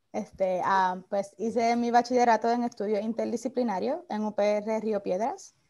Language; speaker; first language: Spanish; native; Spanish